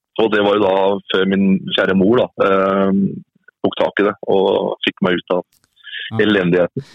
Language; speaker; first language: Norwegian; native; Norwegian